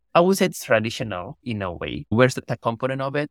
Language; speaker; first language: English; non-native, fluent; Indonesian